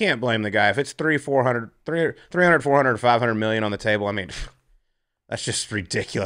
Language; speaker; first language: English; native; English